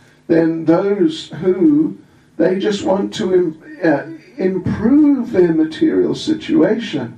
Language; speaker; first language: English; native; English